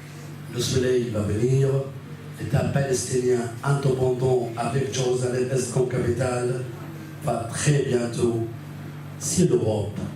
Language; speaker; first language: French; non-native, fluent; Arabic